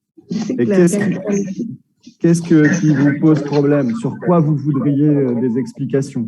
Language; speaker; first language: French; native; French